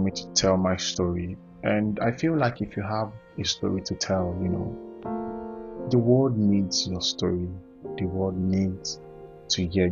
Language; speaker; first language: English; non-native, local second language; Igbo